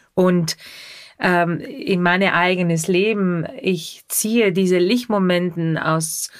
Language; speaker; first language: German; non-native, fluent; Spanish